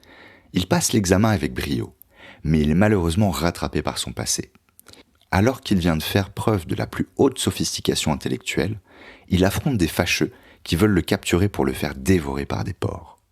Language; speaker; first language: French; native; French